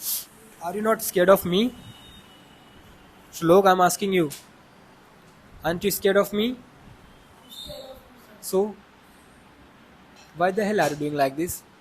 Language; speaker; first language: English; non-native, fluent; Hindi